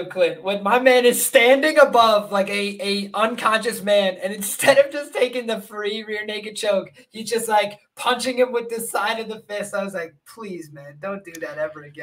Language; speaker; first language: English; native; English